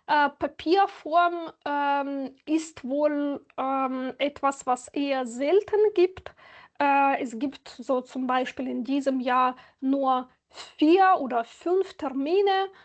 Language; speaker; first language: German; non-native, fluent; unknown